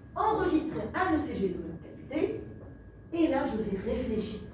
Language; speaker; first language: French; non-native, local second language; Arabic